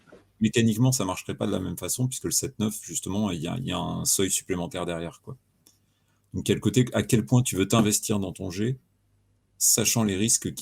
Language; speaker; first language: French; native; French